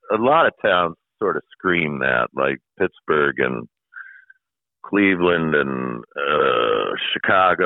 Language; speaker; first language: English; native; English